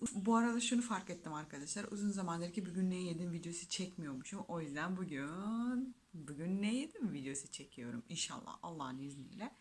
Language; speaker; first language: Turkish; non-native, fluent; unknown